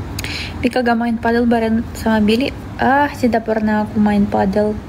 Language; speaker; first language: Indonesian; non-native, fluent; Russian